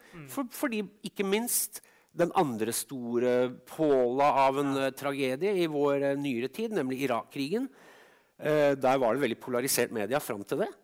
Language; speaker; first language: Norwegian; native; Norwegian